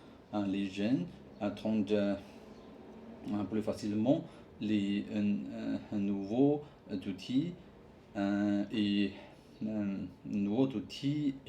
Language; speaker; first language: French; non-native, learner; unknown